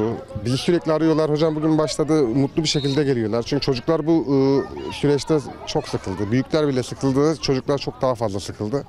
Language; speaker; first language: Turkish; native; Turkish